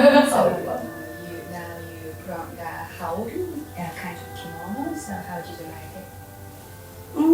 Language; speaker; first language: English; non-native, learner; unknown